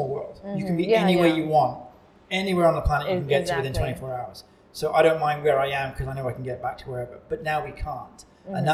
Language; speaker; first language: English; native; English